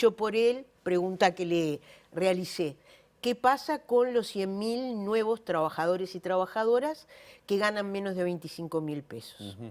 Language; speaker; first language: Spanish; native; Spanish